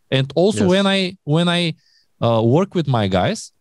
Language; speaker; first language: English; non-native, learner; Bulgarian